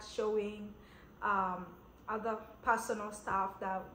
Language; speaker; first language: English; non-native, local second language; Kamba